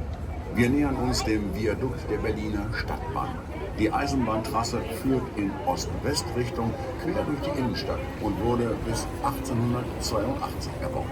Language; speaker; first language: German; native; German